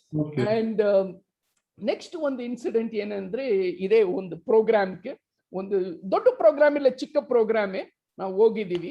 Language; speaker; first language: Kannada; non-native, local second language; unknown